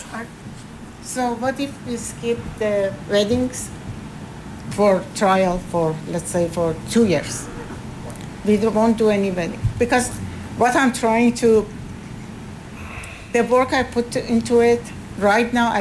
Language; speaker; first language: English; native; English